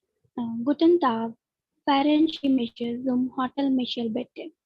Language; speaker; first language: German; non-native, learner; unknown